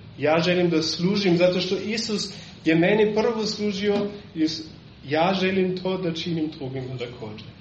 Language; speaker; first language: Serbian; non-native, fluent; German